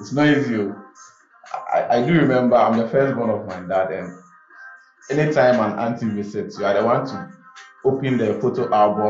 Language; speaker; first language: English; non-native, local second language; Akan